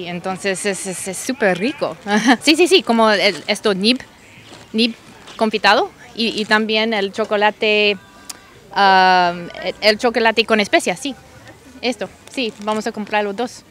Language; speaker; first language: Spanish; non-native, learner; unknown